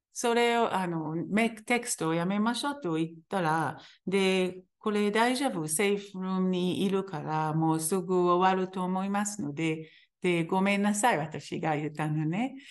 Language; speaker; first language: Japanese; non-native, fluent; Hebrew